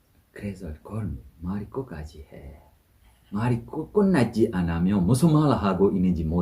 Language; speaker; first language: Korean; non-native, fluent; Burmese